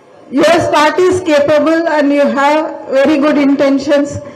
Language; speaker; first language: English; non-native, local second language; Telugu